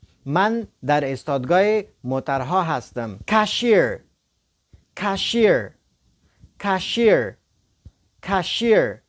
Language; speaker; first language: Persian; non-native, local second language; Pashto